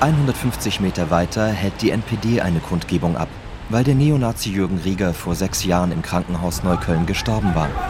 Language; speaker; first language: German; native; German